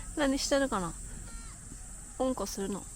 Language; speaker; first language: Japanese; non-native, learner; Thai